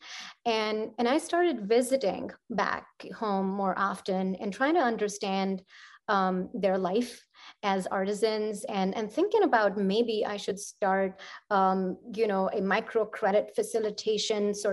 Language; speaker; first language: English; non-native, local second language; Punjabi